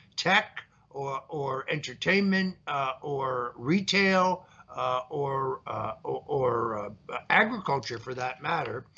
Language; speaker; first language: English; early bilingual, other home language; Italian